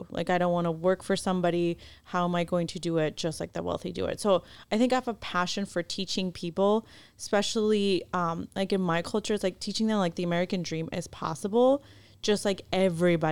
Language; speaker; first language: English; non-native, fluent; Spanish